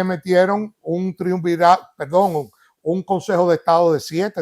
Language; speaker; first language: Spanish; native; Spanish